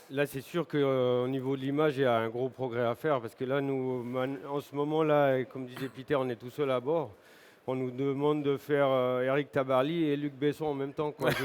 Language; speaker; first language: French; native; French